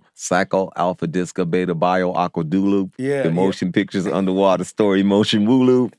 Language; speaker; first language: English; native; English